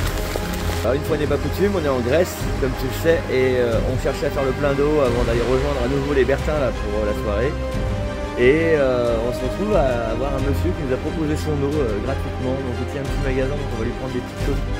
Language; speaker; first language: French; native; French